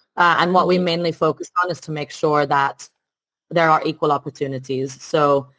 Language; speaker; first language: English; non-native, fluent; Italian